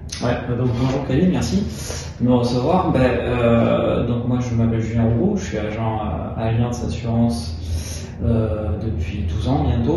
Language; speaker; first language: French; native; French